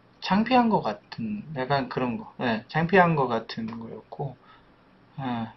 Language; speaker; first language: Korean; non-native, fluent; Polish